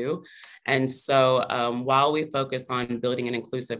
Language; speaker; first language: English; native; English